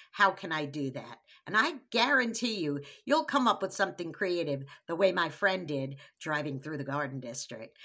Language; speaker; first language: English; native; English